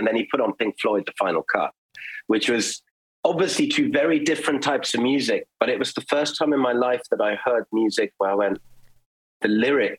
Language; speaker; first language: English; early bilingual, other home language; German